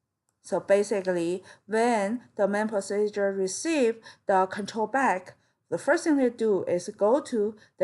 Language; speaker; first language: English; non-native, fluent; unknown